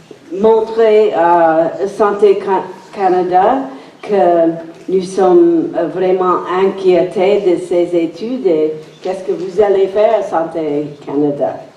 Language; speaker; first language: French; non-native, local second language; English